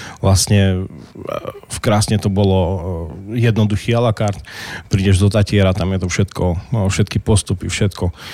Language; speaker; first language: Slovak; native; Slovak